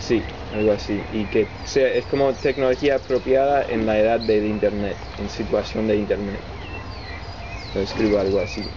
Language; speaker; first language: Spanish; non-native, fluent; English